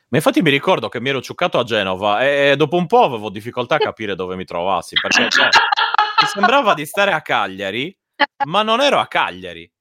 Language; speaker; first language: Italian; native; Italian